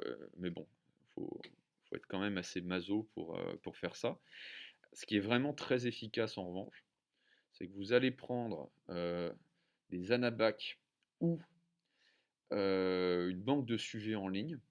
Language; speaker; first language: French; native; French